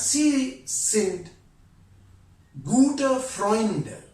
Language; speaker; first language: German; non-native, fluent; Sinhala